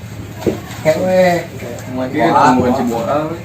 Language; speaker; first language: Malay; non-native, local second language; Sundanese